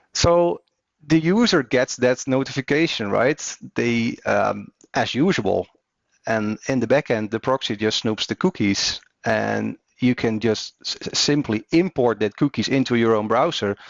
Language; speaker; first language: English; non-native, fluent; Dutch